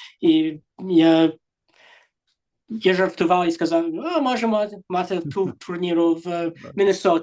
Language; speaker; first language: Ukrainian; early bilingual, heritage; English